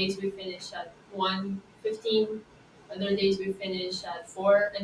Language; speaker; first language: English; non-native, fluent; Portuguese